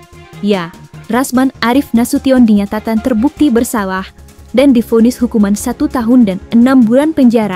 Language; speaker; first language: Indonesian; native; Indonesian